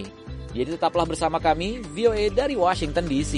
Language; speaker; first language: Indonesian; native; Indonesian